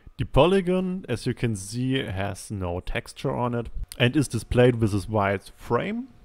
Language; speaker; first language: English; non-native, fluent; German